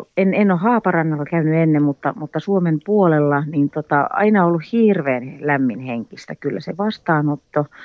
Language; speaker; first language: Finnish; early bilingual, heritage; Finnish